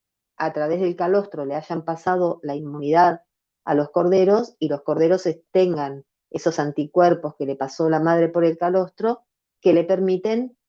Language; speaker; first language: Spanish; native; Spanish